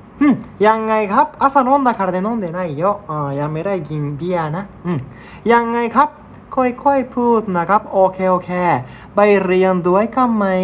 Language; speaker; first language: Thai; non-native, learner; Japanese